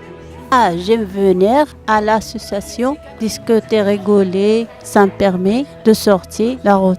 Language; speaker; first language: French; non-native, learner; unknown